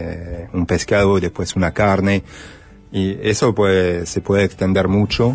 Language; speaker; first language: Spanish; non-native, fluent; French